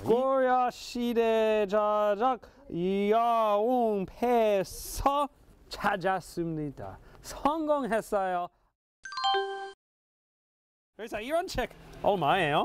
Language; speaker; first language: Korean; non-native, fluent; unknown